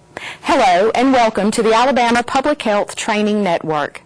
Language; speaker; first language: English; native; English